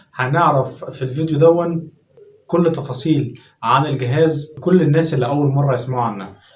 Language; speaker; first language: Arabic; native; Arabic